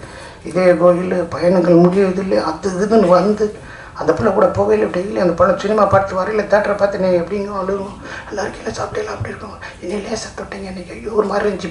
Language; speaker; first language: Tamil; native; Tamil